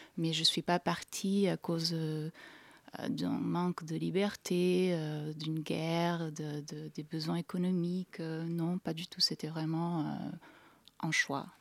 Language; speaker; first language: French; non-native, fluent; Portuguese